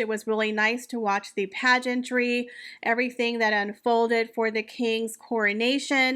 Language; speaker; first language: English; native; English